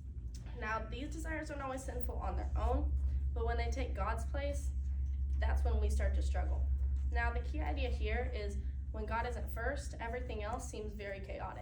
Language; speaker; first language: English; native; English